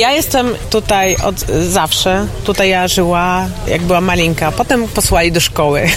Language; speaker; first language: Polish; non-native, local second language; Ukrainian